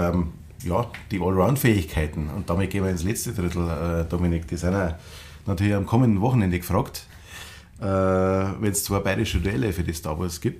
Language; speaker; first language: German; native; German